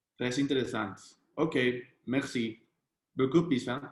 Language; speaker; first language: French; non-native, learner; Spanish